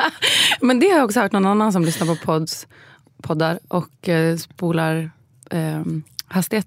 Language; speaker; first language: Swedish; native; Swedish